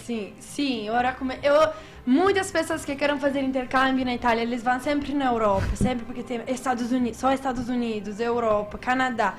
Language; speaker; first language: Portuguese; non-native, fluent; Italian